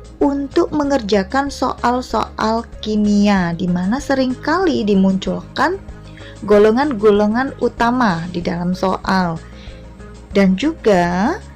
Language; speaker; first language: Indonesian; non-native, local second language; Javanese